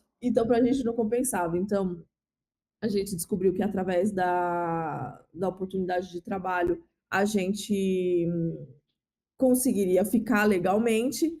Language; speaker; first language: Portuguese; native; Portuguese